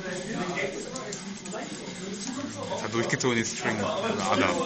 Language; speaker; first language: German; native; German